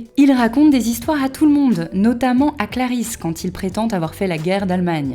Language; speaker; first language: French; native; French